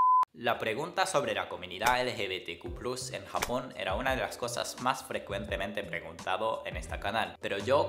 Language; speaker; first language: Spanish; non-native, fluent; Japanese